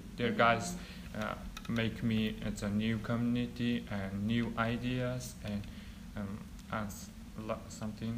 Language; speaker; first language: English; non-native, learner; Mongolian